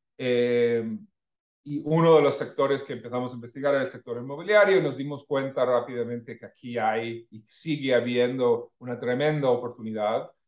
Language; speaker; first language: Spanish; non-native, fluent; English